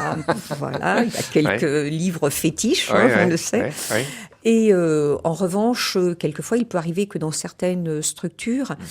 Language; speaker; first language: French; native; French